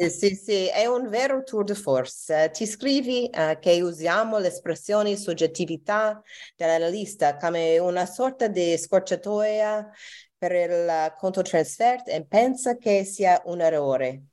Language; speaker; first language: Italian; non-native, learner; English